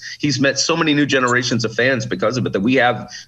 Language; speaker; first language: English; native; English